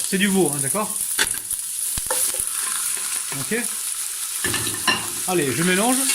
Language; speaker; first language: French; native; French